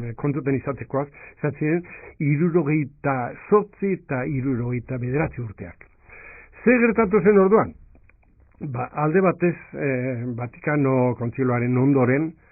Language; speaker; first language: Basque; native; Basque